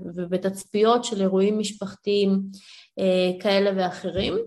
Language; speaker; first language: Hebrew; early bilingual, other home language; Ukrainian